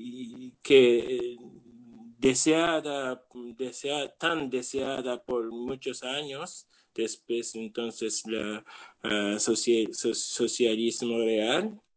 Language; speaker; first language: Spanish; non-native, learner; Japanese